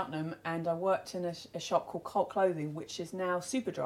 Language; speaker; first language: English; native; English